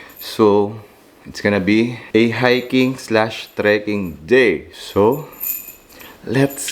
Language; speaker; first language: English; non-native, local second language; Filipino